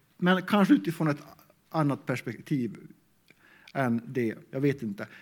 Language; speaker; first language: Swedish; native; Swedish